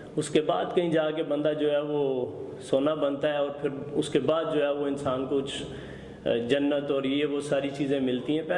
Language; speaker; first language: Urdu; non-native, local second language; Punjabi